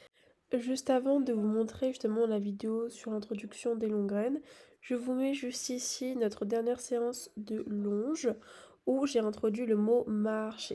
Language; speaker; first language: French; native; French